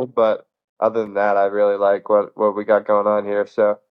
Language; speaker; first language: English; native; English